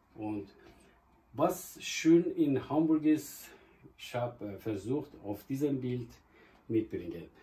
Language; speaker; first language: German; non-native, learner; Persian